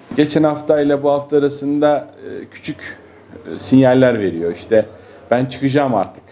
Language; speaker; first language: Turkish; native; Turkish